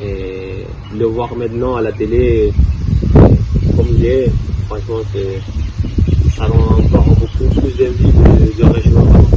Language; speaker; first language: French; non-native, fluent; Spanish